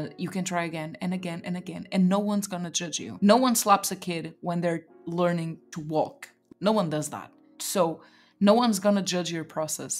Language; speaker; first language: English; non-native, fluent; Portuguese